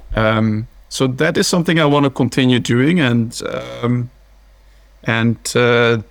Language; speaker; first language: English; early bilingual, other home language; Dutch